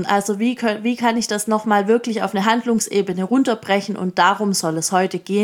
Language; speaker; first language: German; native; German